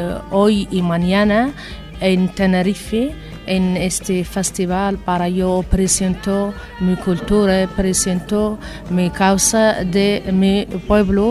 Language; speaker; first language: Spanish; non-native, learner; Arabic